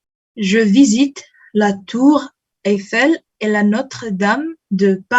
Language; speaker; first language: French; non-native, learner; Indonesian